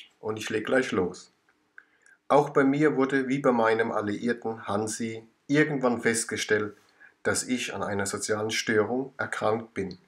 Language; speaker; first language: German; native; German